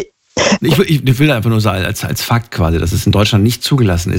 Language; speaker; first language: German; native; German